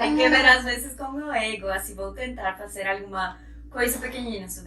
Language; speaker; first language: Portuguese; non-native, fluent; Spanish